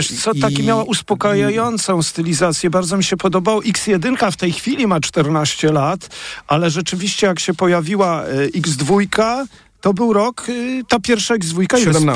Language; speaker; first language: Polish; native; Polish